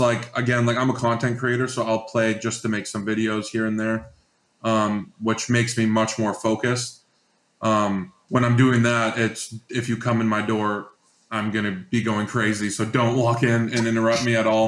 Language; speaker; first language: English; native; English